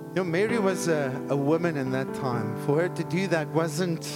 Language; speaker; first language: English; non-native, local second language; Afrikaans